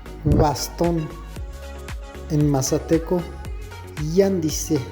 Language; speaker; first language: Spanish; non-native, local second language; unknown